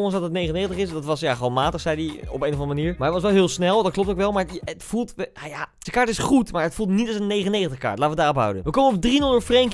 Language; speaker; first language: Dutch; native; Dutch